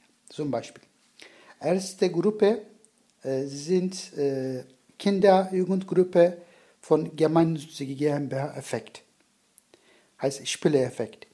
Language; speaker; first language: German; non-native, learner; Turkish